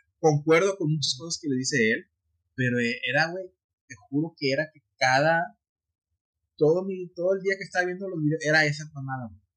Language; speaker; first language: Spanish; early bilingual, heritage; Spanish